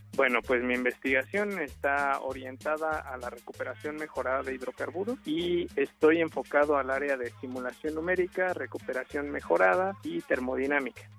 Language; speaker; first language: Spanish; native; Spanish